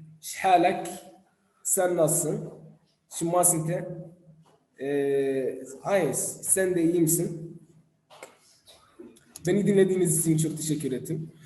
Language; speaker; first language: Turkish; non-native, learner; Arabic